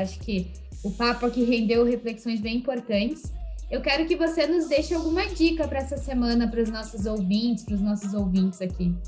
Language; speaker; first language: Portuguese; native; Portuguese